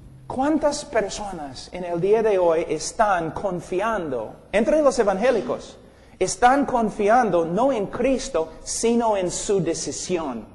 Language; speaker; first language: Spanish; non-native, fluent; English